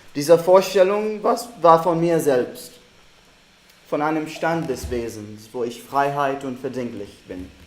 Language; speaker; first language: German; non-native, learner; Arabic